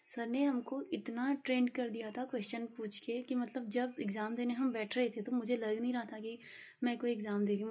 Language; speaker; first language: Hindi; native; Hindi